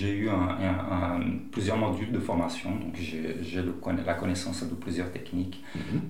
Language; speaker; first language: French; non-native, fluent; Portuguese